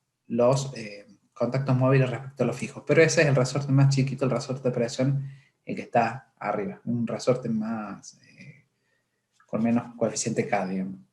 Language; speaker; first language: Spanish; native; Spanish